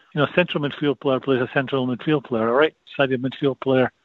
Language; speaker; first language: English; native; English